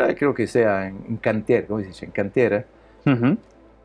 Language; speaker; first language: Spanish; non-native, learner; Italian